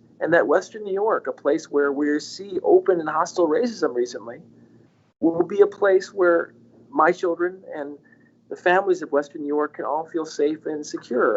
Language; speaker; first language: English; native; English